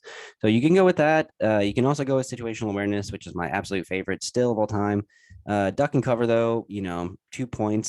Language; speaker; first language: English; native; English